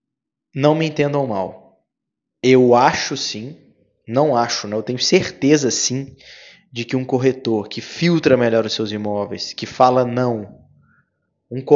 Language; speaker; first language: Portuguese; native; Portuguese